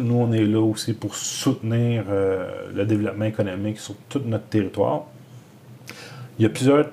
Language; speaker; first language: French; native; French